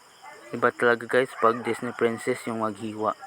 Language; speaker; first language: Filipino; non-native, local second language; Cebuano